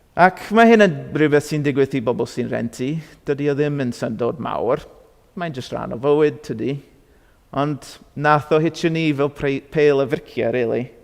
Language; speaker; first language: Welsh; non-native, fluent; English